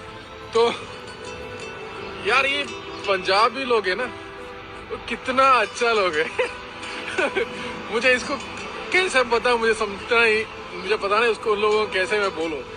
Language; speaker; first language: Hindi; non-native, local second language; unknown